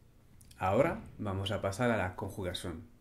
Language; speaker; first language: Spanish; non-native, fluent; French